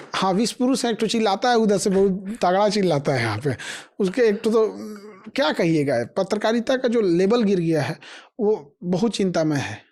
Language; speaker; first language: Hindi; native; Hindi